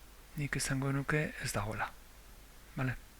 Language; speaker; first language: Basque; non-native, local second language; Spanish